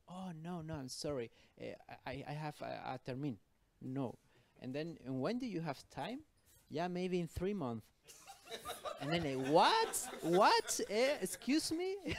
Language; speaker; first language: English; non-native, learner; Spanish